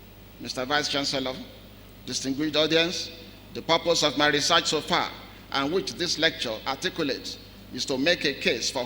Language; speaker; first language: English; non-native, local second language; Yoruba